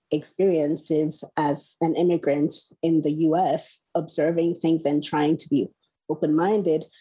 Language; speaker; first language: English; non-native, local second language; Igbo